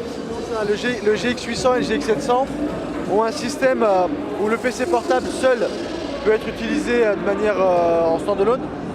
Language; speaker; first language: French; native; French